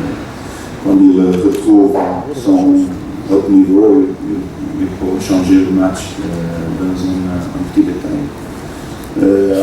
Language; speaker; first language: French; non-native, fluent; Portuguese